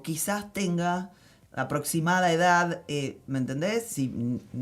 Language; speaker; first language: Spanish; native; Spanish